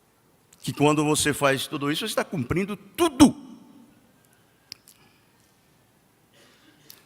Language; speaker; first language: Portuguese; native; Portuguese